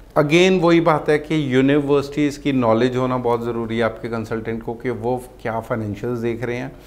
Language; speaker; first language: Hindi; non-native, local second language; Punjabi